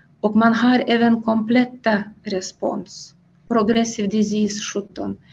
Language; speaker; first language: Swedish; non-native, fluent; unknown